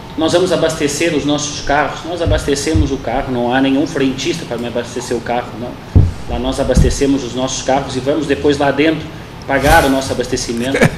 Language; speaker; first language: Portuguese; native; Portuguese